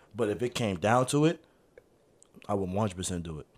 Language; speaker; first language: English; native; English